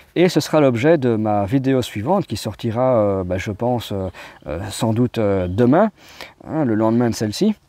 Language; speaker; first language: French; native; French